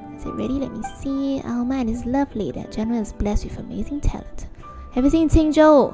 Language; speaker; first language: English; native; English